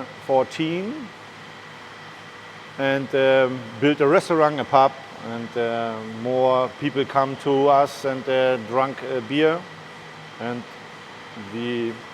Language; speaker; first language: English; non-native, learner; German